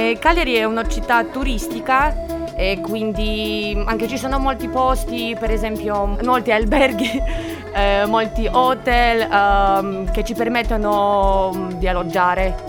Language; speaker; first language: Italian; non-native, fluent; Russian